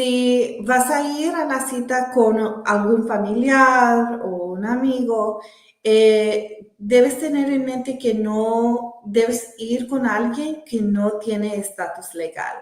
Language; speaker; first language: Spanish; early bilingual, heritage; Spanish